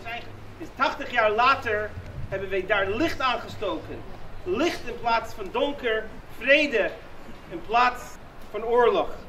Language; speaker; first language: Dutch; non-native, fluent; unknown